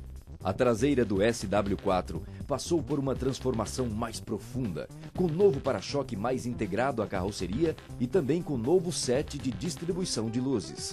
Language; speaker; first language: Portuguese; native; Portuguese